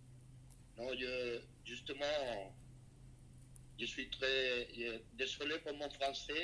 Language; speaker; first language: French; non-native, learner; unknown